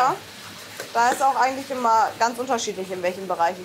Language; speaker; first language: German; native; German